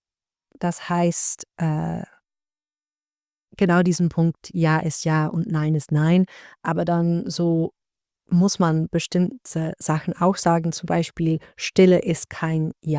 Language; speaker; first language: German; non-native, learner; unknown